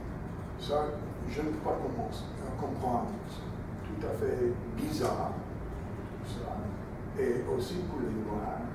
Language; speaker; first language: French; non-native, fluent; English